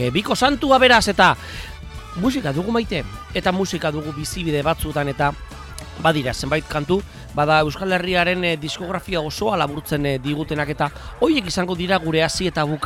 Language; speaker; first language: Basque; native; Basque